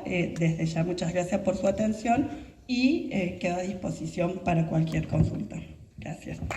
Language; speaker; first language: Spanish; native; Spanish